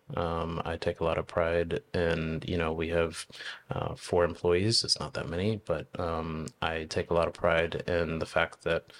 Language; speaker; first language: English; native; English